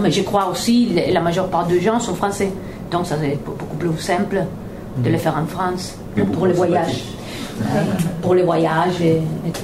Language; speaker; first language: French; non-native, fluent; Italian